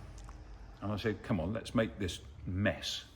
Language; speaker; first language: English; native; English